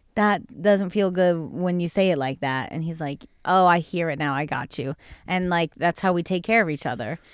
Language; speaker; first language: English; native; English